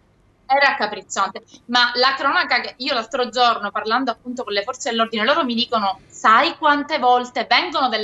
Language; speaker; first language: Italian; native; Italian